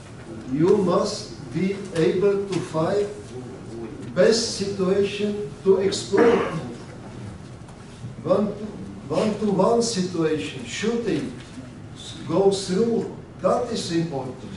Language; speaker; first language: English; non-native, learner; Czech